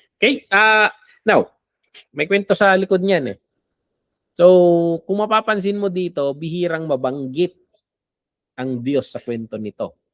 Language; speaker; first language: Filipino; non-native, local second language; Iloko